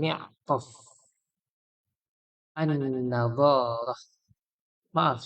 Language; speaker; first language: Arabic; non-native, fluent; Malay